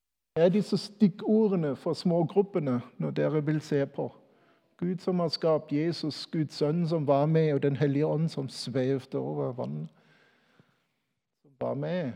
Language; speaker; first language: Norwegian; non-native, fluent; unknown